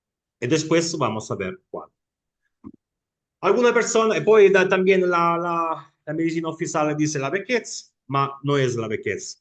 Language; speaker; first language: Spanish; non-native, fluent; Italian